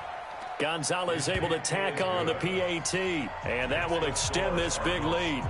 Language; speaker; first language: English; native; English